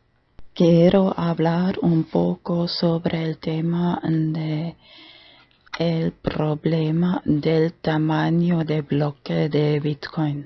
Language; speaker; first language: Spanish; non-native, fluent; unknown